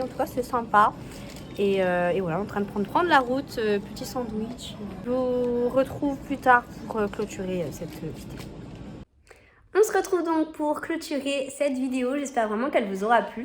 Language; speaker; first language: French; native; French